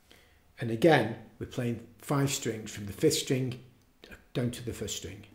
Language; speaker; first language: English; native; English